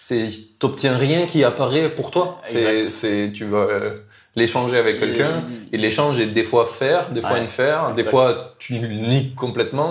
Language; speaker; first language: French; native; French